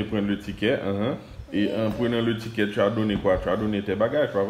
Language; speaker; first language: French; native; French